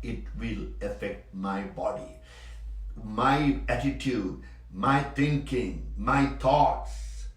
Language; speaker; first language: English; non-native, local second language; Sinhala